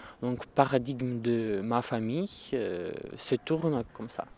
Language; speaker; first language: French; non-native, learner; Russian